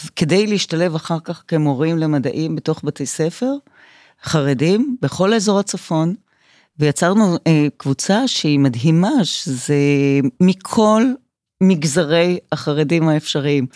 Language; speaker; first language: Hebrew; native; Hebrew